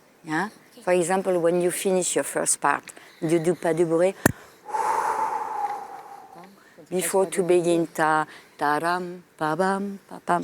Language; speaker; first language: English; non-native, fluent; French